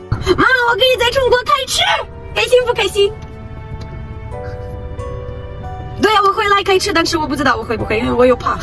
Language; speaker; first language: Chinese; non-native, learner; Russian